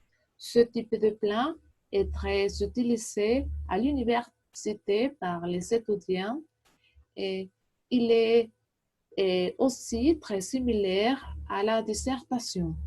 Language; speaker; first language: French; non-native, learner; Portuguese